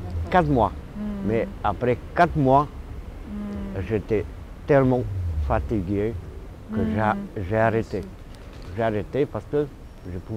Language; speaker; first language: French; non-native, fluent; Romanian